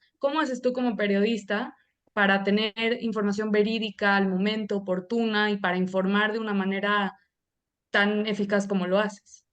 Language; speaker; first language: Spanish; native; Spanish